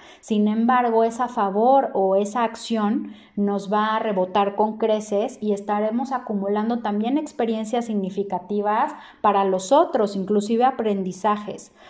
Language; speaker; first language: Spanish; native; Spanish